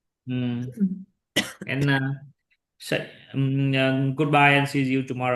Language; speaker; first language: English; non-native, learner; Vietnamese